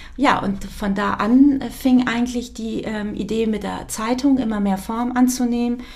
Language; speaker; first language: German; early bilingual, other home language; Kurdish